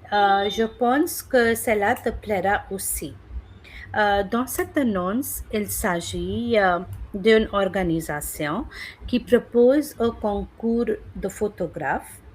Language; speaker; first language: French; non-native, fluent; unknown